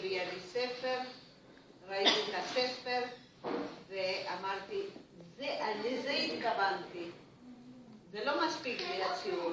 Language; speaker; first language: Hebrew; non-native, fluent; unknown